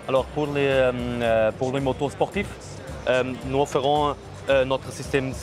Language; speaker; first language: French; non-native, learner; German